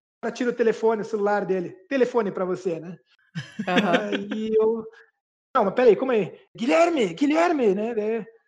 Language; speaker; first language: Portuguese; native; Portuguese